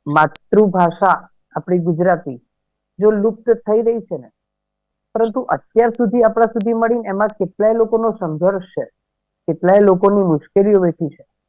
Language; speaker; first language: Gujarati; native; Gujarati